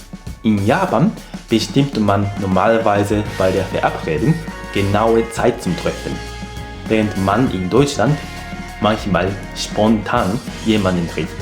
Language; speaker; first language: German; non-native, fluent; Japanese